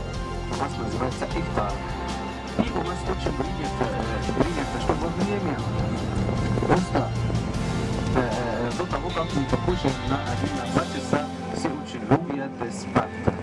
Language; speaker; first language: Russian; non-native, fluent; Arabic